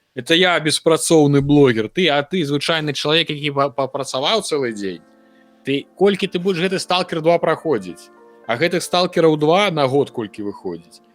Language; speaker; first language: Belarusian; non-native, local second language; Russian